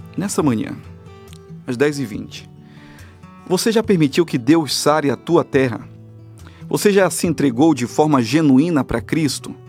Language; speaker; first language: Portuguese; native; Portuguese